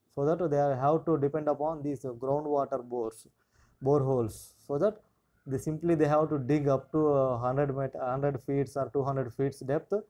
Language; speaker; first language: English; non-native, local second language; Telugu